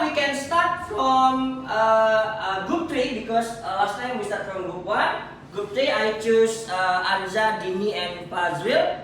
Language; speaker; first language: English; non-native, fluent; Indonesian